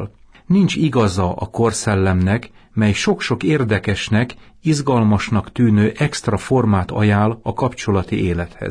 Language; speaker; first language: Hungarian; native; Hungarian